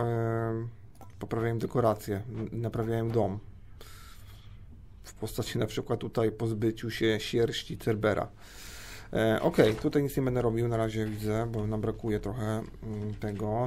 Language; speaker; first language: Polish; native; Polish